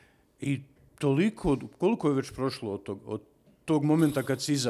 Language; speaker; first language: Serbian; native; Serbian